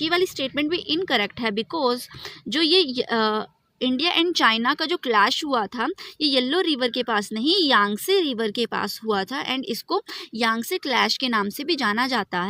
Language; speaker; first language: Hindi; native; Hindi